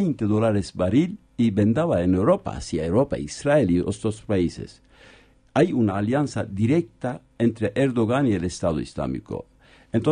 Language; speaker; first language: Spanish; non-native, fluent; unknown